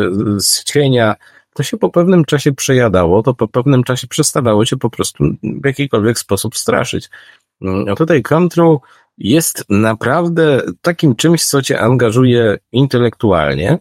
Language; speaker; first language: Polish; native; Polish